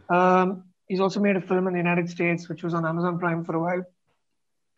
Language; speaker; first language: English; non-native, local second language; Tamil